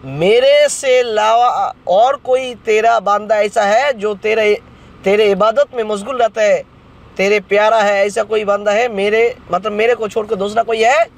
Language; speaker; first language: Hindi; non-native, local second language; Bangla